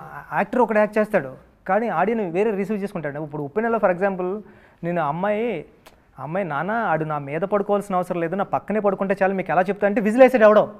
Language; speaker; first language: Telugu; native; Telugu